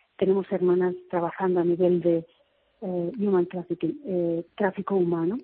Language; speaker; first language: Spanish; native; Spanish